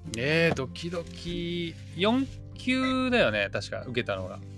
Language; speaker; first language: Japanese; native; Japanese